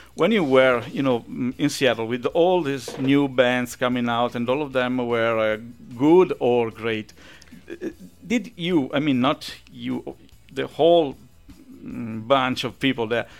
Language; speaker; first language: English; non-native, fluent; Italian